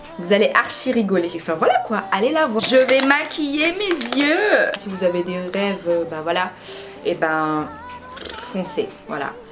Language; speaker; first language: French; early bilingual, other home language; Wolof